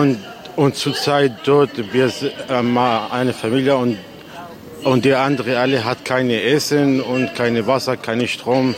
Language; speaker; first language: German; non-native, learner; Kurdish